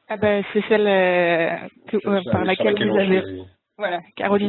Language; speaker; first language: French; native; French